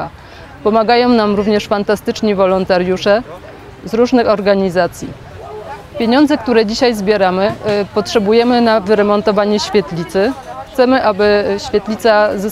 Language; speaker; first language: Polish; native; Polish